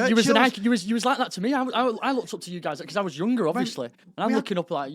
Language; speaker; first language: English; native; English